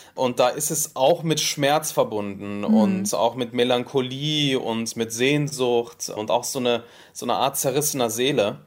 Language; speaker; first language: German; native; German